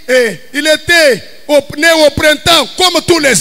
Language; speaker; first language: French; non-native, local second language; Swahili